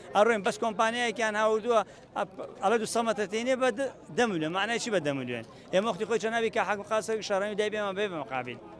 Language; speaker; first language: Central Kurdish; native; Central Kurdish